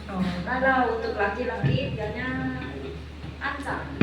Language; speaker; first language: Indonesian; non-native, learner; Korean